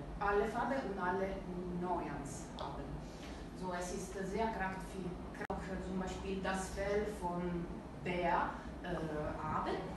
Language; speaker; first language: German; non-native, learner; Italian